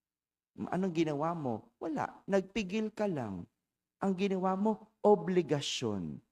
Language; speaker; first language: Filipino; native; Filipino